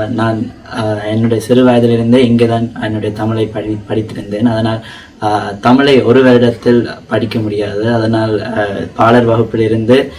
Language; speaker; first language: Tamil; early bilingual, heritage; Tamil